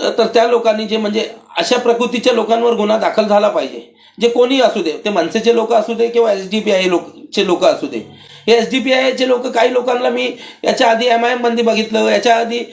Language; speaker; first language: Marathi; non-native, local second language; Urdu